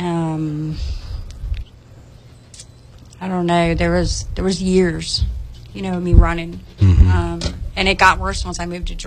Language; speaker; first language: English; native; English